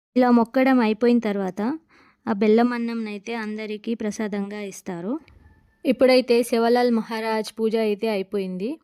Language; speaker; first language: Telugu; non-native, local second language; Lambadi